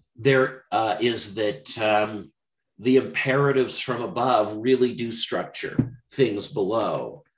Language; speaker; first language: English; native; English